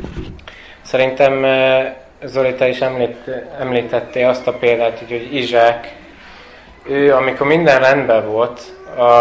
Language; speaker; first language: Hungarian; non-native, fluent; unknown